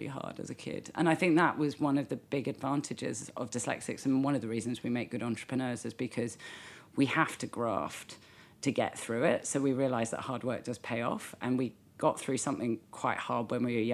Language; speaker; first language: English; native; English